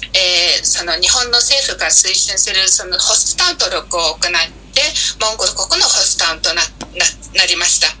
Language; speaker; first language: Japanese; non-native, fluent; Mongolian